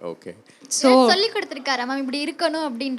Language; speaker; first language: Tamil; native; Tamil